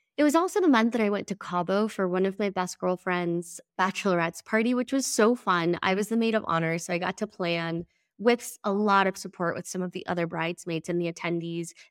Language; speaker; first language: English; early bilingual, other home language; Spanish